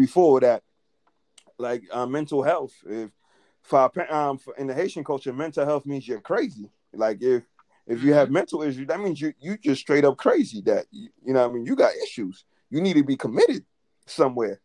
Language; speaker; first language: English; native; English